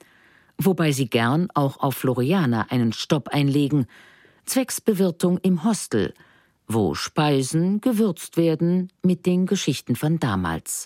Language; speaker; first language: German; native; German